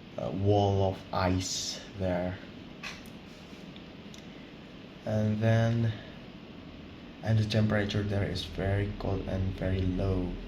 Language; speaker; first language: English; non-native, learner; Indonesian